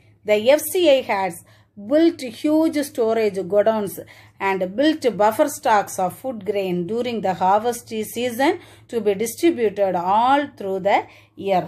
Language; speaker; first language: English; non-native, local second language; Tamil